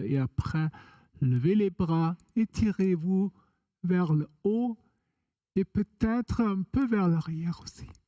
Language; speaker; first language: French; non-native, fluent; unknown